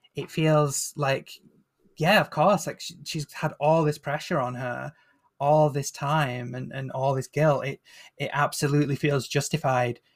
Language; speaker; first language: English; native; English